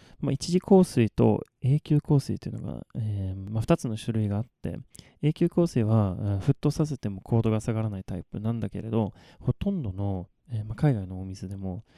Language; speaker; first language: Japanese; non-native, fluent; Swedish